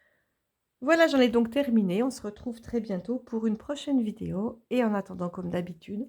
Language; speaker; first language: French; native; French